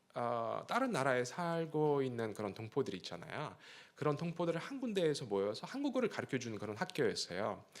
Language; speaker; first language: Korean; non-native, fluent; Russian